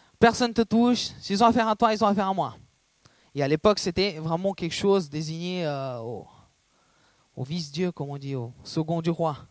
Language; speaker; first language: French; non-native, fluent; Portuguese